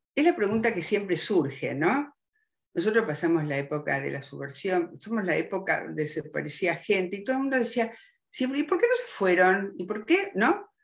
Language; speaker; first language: Spanish; early bilingual, other home language; German